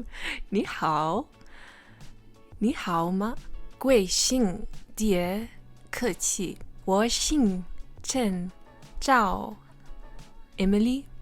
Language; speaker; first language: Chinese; non-native, learner; English